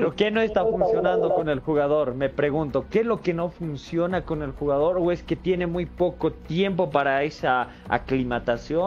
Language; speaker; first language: Spanish; native; Spanish